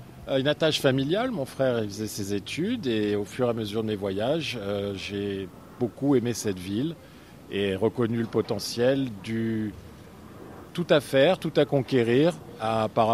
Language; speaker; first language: French; native; French